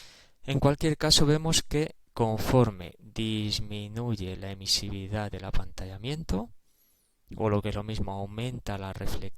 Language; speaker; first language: Spanish; native; Spanish